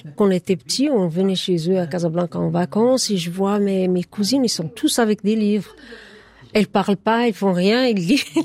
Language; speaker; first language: French; non-native, fluent; Arabic